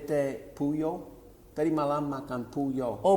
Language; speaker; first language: Indonesian; non-native, fluent; English